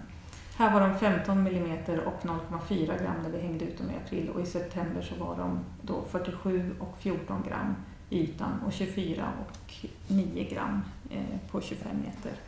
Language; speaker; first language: Swedish; native; Swedish